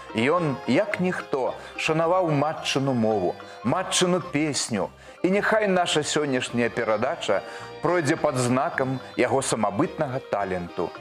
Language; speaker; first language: Belarusian; native; Belarusian